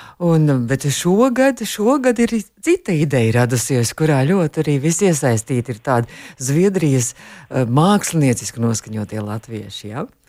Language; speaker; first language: Latvian; native; Latvian